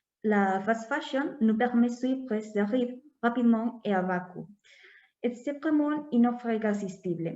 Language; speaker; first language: French; non-native, learner; Spanish